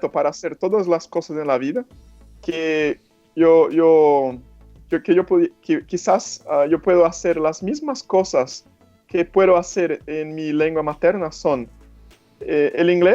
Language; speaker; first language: Spanish; non-native, fluent; Portuguese